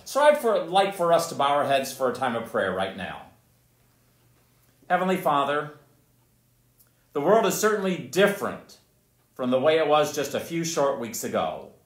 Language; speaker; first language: English; native; English